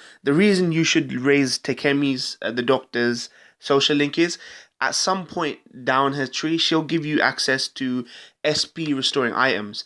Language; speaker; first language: English; native; English